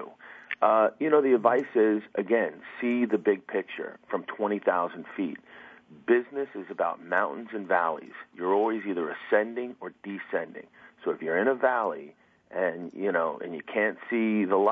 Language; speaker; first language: English; native; English